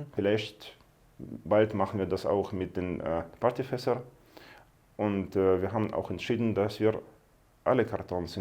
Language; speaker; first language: German; non-native, fluent; Russian